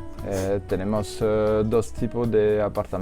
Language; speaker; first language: Spanish; non-native, learner; French